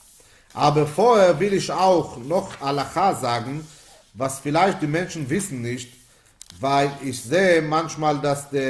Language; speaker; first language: German; non-native, fluent; Yiddish